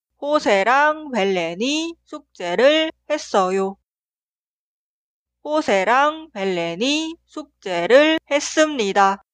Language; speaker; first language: Korean; non-native, fluent; Spanish